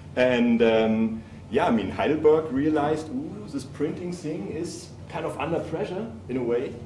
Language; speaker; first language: English; non-native, fluent; German